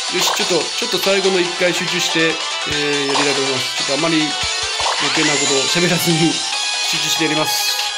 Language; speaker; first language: Japanese; non-native, fluent; Chinese